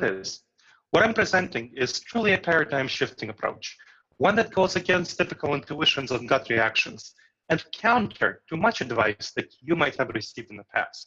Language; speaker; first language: English; early bilingual, other home language; Romanian